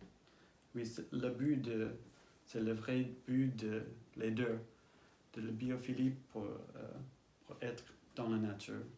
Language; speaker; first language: French; non-native, learner; English